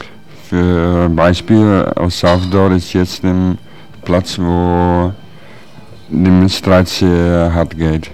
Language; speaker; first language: German; non-native, learner; Dutch